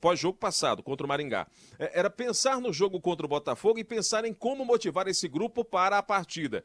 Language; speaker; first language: Portuguese; native; Portuguese